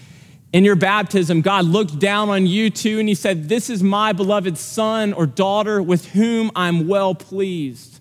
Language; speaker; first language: English; native; English